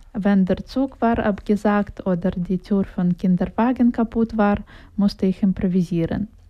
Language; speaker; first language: German; non-native, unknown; Russian